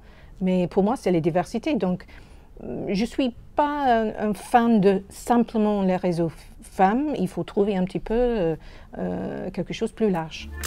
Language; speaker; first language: French; non-native, fluent; English